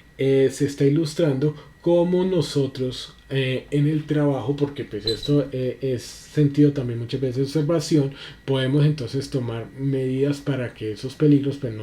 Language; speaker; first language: Spanish; native; Spanish